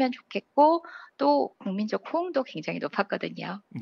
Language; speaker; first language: Korean; native; Korean